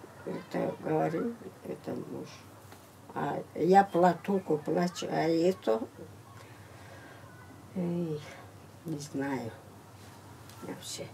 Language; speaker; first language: Russian; non-native, local second language; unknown